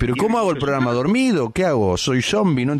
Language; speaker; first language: Spanish; native; Spanish